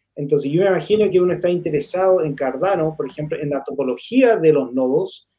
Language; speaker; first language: Spanish; non-native, fluent; English